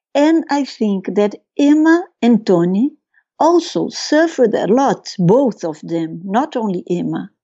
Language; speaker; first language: English; non-native, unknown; Portuguese